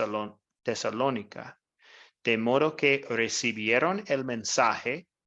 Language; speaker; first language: Spanish; non-native, fluent; English